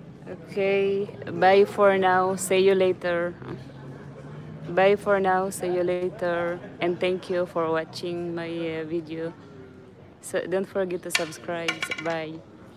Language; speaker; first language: English; non-native, local second language; Filipino